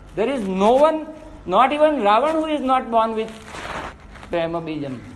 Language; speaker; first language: English; non-native, local second language; Gujarati